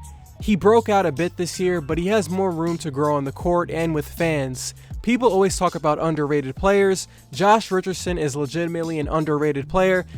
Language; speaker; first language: English; native; English